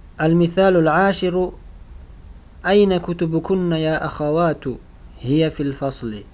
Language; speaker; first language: Arabic; non-native, fluent; Uzbek